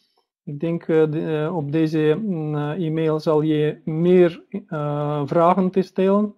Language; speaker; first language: Dutch; non-native, learner; Russian